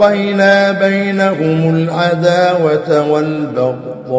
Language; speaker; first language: Arabic; native; Arabic